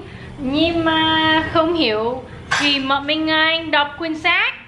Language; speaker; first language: Vietnamese; early bilingual, heritage; English